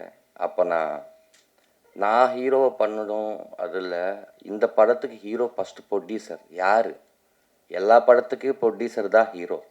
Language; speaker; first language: Tamil; non-native, learner; Telugu